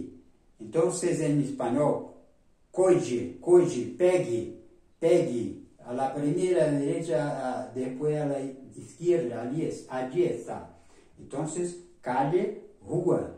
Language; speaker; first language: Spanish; non-native, fluent; Portuguese